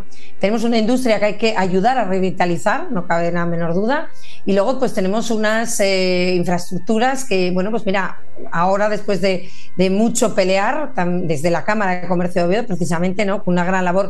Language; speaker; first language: Spanish; native; Spanish